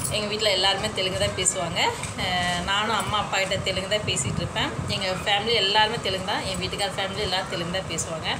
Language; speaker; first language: Tamil; non-native, local second language; Telugu